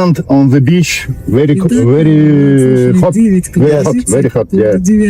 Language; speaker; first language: English; non-native, learner; Russian